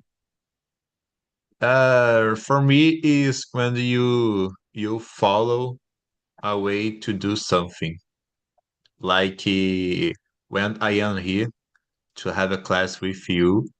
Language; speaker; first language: English; non-native, learner; Portuguese